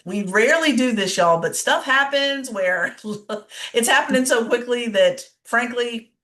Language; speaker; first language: English; native; English